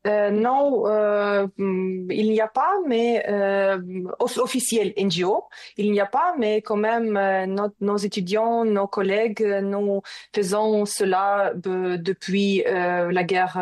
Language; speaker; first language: French; non-native, learner; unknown